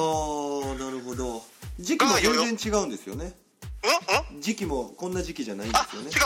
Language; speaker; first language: Japanese; native; Japanese